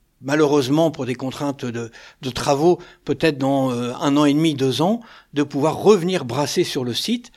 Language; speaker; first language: French; native; French